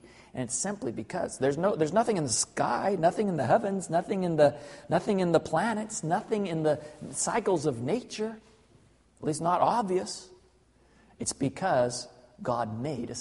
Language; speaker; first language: English; native; English